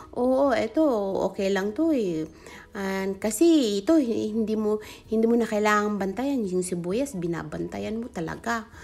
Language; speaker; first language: Filipino; non-native, local second language; Iloko